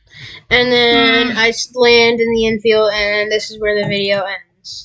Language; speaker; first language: English; native; English